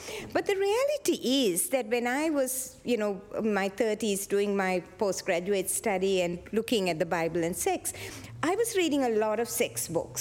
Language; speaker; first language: English; non-native, local second language; Tamil